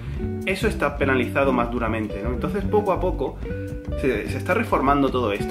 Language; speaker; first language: Spanish; native; Spanish